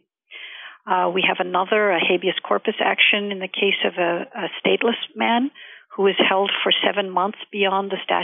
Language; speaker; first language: English; non-native, local second language; Urdu